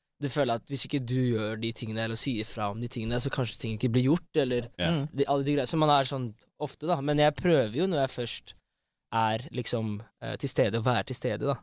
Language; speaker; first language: Norwegian; early bilingual, other home language; Amharic